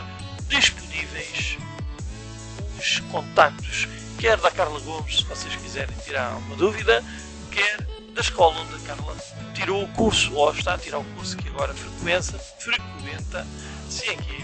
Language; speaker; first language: Portuguese; native; Portuguese